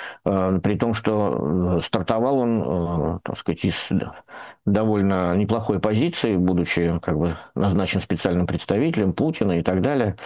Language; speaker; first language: Russian; native; Russian